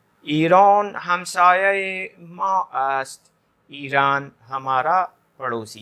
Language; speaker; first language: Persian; non-native, fluent; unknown